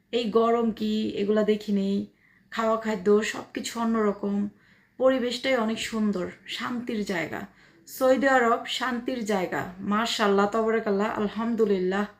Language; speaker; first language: Bangla; native; Bangla